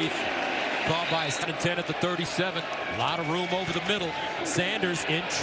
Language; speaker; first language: English; native; English